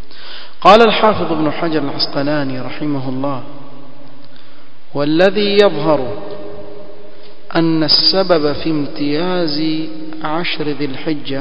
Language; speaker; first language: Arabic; non-native, fluent; Swahili